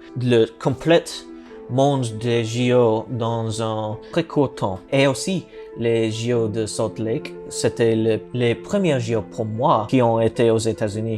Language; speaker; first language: French; non-native, learner; English